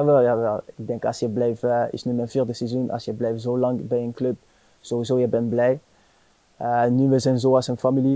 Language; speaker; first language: Dutch; non-native, fluent; French